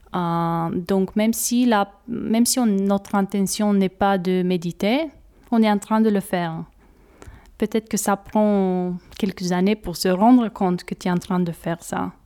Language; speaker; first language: French; non-native, fluent; Romanian